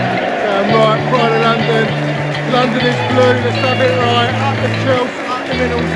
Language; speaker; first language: English; native; English